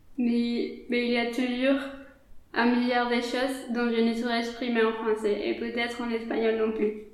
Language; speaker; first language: French; non-native, fluent; Spanish